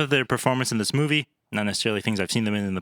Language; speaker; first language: English; native; English